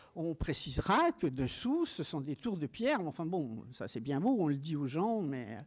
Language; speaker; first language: French; native; French